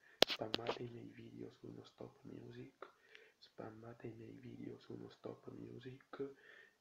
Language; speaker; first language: Italian; native; Italian